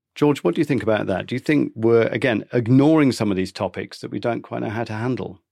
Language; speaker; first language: English; native; English